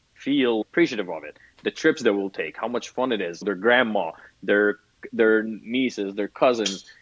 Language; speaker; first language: English; non-native, fluent; Arabic